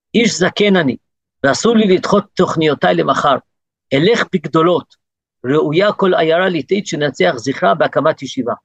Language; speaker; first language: Hebrew; early bilingual, other home language; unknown